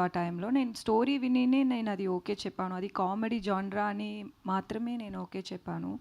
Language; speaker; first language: Telugu; non-native, learner; Tamil